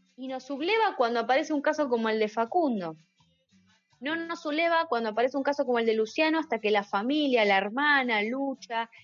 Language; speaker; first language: Spanish; native; Spanish